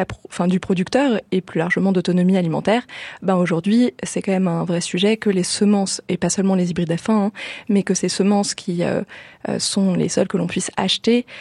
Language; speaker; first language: French; native; French